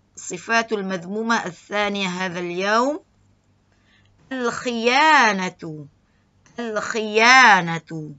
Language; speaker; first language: Arabic; non-native, learner; Malay